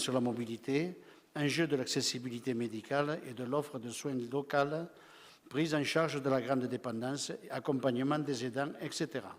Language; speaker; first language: French; native; French